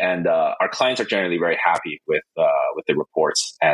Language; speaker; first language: English; non-native, fluent; Chinese